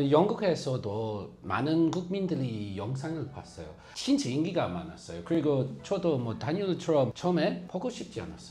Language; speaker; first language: Korean; non-native, fluent; English